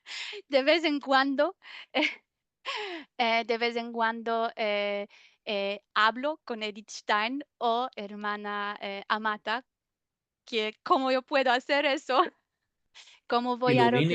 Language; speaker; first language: Spanish; non-native, fluent; German